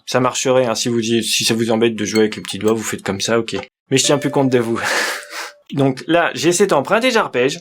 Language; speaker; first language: French; native; French